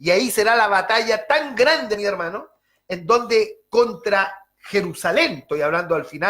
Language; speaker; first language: Spanish; native; Spanish